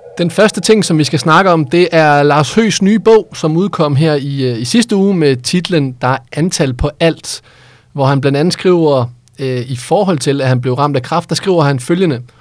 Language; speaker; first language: Danish; native; Danish